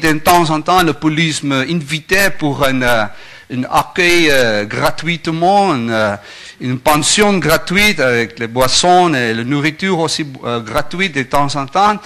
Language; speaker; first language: French; non-native, learner; Afrikaans